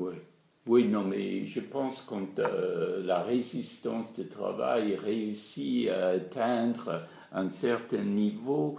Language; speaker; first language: French; non-native, fluent; English